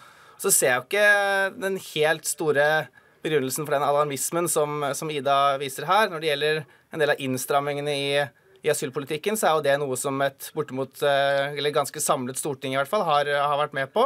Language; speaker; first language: Norwegian; native; Norwegian